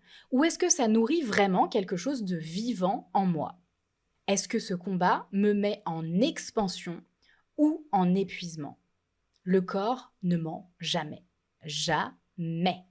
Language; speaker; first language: French; native; French